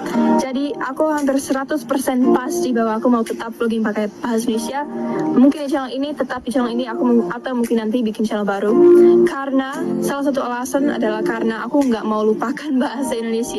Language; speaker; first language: Indonesian; early bilingual, other home language; English